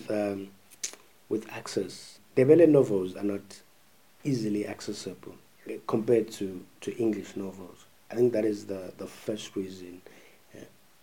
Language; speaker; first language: English; non-native, local second language; North Ndebele